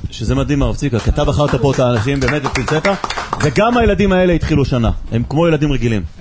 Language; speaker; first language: Hebrew; native; Hebrew